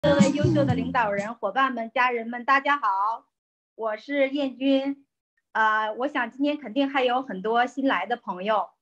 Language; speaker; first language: Chinese; native; Chinese